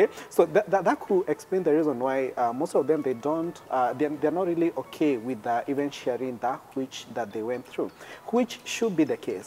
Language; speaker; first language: English; non-native, local second language; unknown